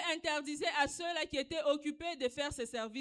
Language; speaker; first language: French; non-native, local second language; Swahili